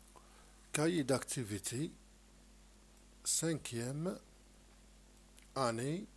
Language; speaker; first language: French; non-native, local second language; Arabic